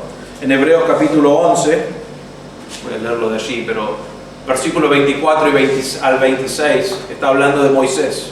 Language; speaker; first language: Spanish; native; Spanish